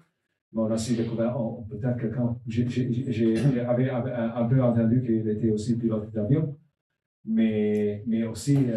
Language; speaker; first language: French; non-native, learner; Italian